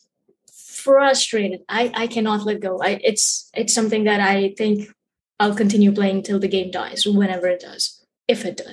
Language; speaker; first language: English; non-native, local second language; Hindi